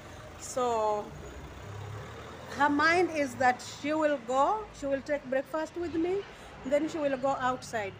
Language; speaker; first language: English; non-native, learner; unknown